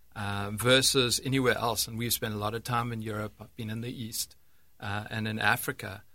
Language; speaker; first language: English; native; English